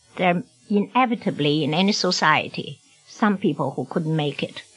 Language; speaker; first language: English; non-native, fluent; Chinese